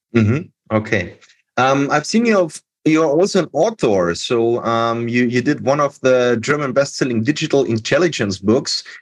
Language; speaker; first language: English; non-native, fluent; German